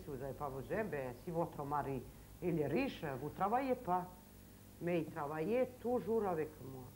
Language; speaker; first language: French; non-native, learner; Serbian